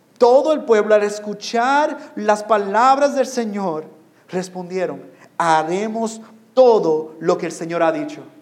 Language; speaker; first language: Spanish; non-native, fluent; English